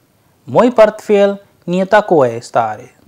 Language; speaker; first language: Russian; non-native, fluent; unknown